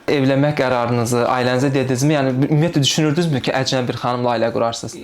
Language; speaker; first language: Azerbaijani; native; Azerbaijani